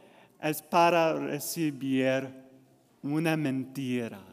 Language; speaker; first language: Spanish; non-native, learner; English